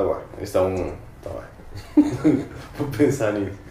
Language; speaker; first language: Portuguese; native; Portuguese